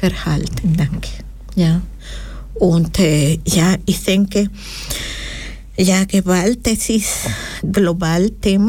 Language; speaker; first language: German; non-native, fluent; Spanish